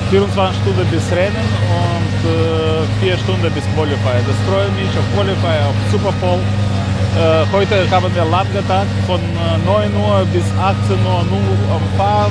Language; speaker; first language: German; non-native, learner; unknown